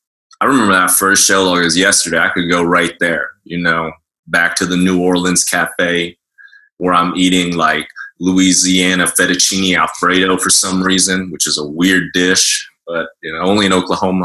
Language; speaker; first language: English; native; English